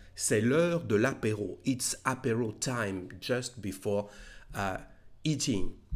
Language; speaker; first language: French; native; French